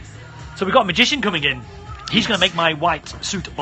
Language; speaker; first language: English; native; English